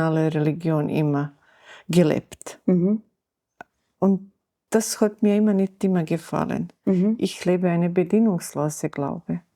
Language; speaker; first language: German; non-native, learner; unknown